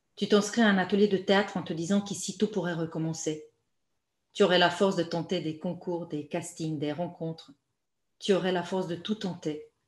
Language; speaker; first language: French; non-native, fluent; Romanian